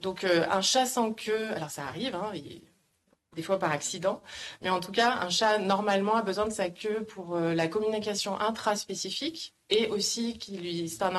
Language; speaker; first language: French; native; French